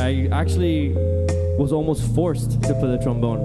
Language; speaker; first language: English; early bilingual, other home language; Spanish